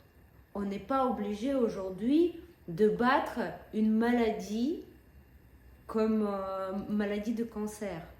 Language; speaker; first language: French; non-native, fluent; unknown